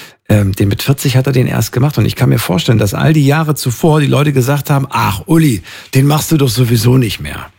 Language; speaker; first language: German; native; German